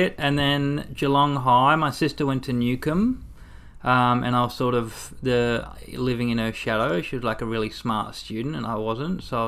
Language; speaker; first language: English; native; English